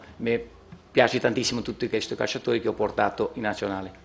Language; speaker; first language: Italian; non-native, fluent; Portuguese